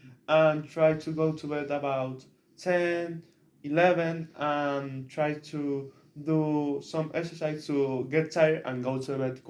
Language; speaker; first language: English; non-native, learner; Spanish